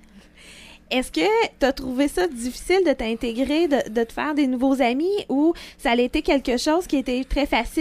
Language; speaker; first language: French; native; French